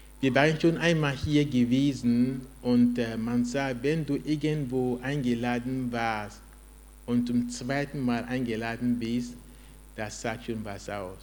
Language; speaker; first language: German; non-native, fluent; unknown